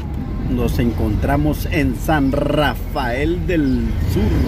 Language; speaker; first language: Spanish; native; Spanish